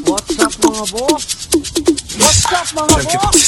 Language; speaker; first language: Filipino; native; Filipino